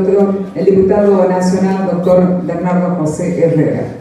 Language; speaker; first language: Spanish; native; Spanish